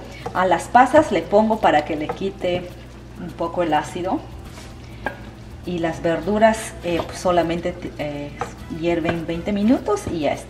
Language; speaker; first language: Spanish; native; Spanish